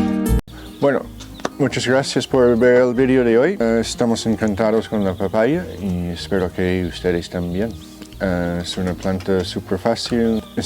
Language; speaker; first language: Spanish; non-native, fluent; English